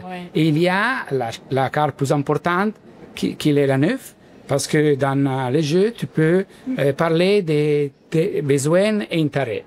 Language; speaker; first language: French; non-native, learner; Italian